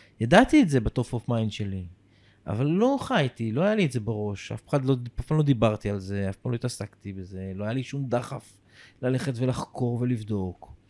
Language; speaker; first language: Hebrew; native; Hebrew